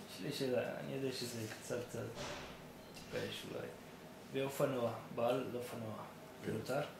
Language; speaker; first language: Hebrew; non-native, fluent; English